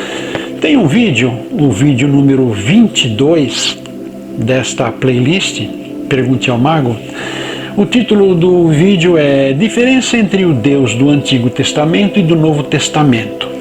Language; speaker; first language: Portuguese; native; Portuguese